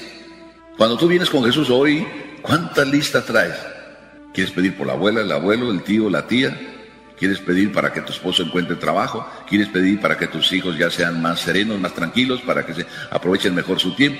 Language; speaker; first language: Spanish; native; Spanish